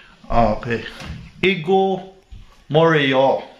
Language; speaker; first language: Korean; non-native, learner; Filipino